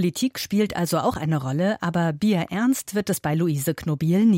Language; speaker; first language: German; native; German